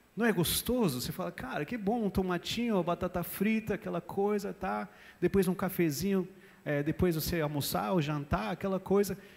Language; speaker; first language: Portuguese; non-native, fluent; English